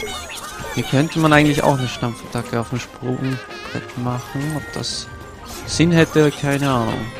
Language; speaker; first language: German; native; German